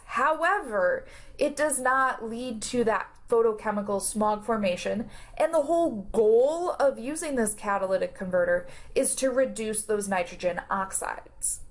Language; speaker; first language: English; native; English